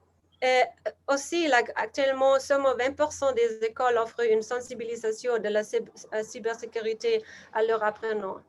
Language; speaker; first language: French; non-native, learner; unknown